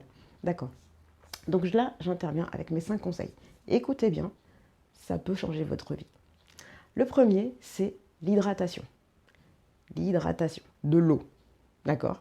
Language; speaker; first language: French; native; French